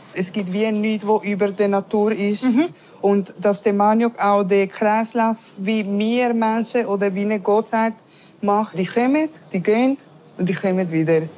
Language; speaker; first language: German; early bilingual, other home language; Spanish